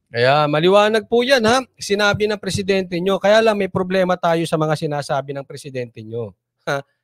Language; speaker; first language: Filipino; native; Filipino